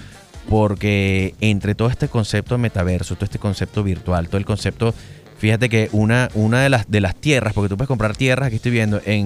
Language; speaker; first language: Spanish; native; Spanish